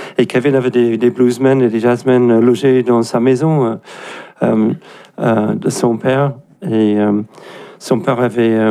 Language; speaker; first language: French; non-native, fluent; English